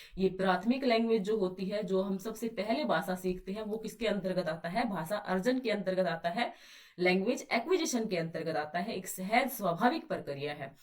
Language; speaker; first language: Hindi; native; Hindi